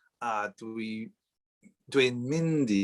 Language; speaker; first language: Welsh; non-native, learner; English